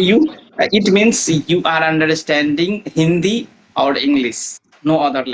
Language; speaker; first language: English; non-native, learner; Maithili